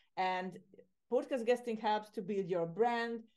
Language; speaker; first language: English; non-native, fluent; Hungarian